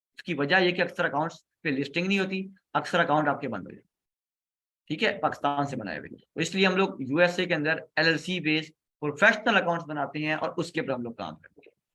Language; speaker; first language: Urdu; native; Urdu